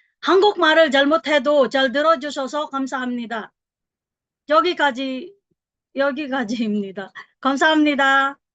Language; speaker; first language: Korean; non-native, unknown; Filipino